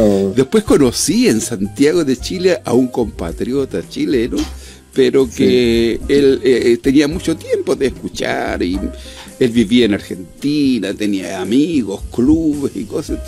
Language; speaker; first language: Spanish; native; Spanish